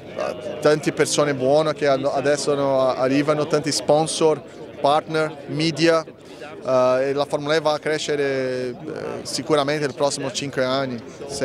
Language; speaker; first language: Italian; non-native, learner; Portuguese